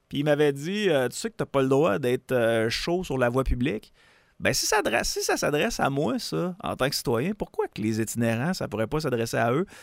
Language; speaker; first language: French; native; French